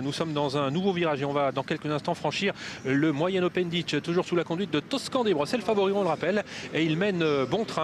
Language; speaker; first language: French; native; French